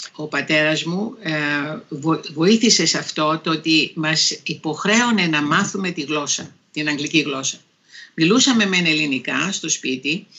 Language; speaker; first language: Greek; native; Greek